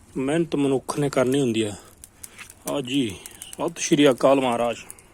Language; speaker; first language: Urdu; non-native, local second language; Punjabi